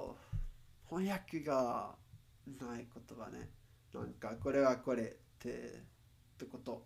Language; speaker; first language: Japanese; non-native, learner; Spanish